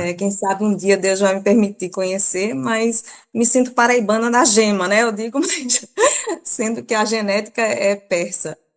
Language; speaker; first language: Portuguese; early bilingual, other home language; Persian